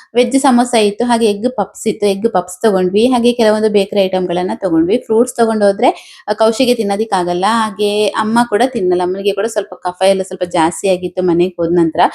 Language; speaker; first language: Kannada; non-native, local second language; Tulu